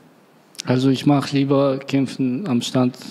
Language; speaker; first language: German; non-native, learner; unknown